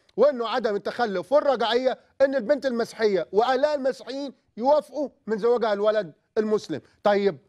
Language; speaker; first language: Arabic; native; Arabic